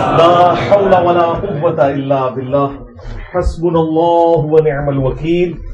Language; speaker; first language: Urdu; non-native, local second language; Punjabi